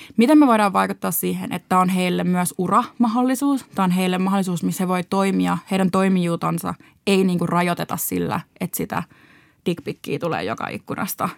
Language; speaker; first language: Finnish; native; Finnish